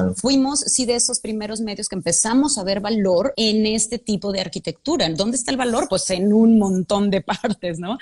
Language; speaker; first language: Spanish; native; Spanish